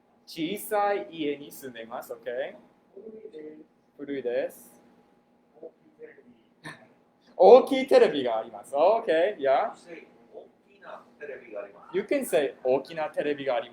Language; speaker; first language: Japanese; non-native, fluent; English